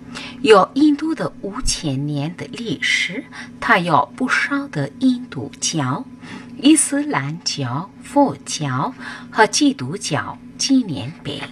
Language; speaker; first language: Chinese; non-native, fluent; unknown